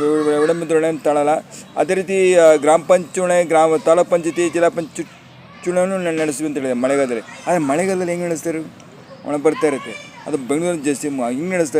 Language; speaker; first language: Kannada; native; Kannada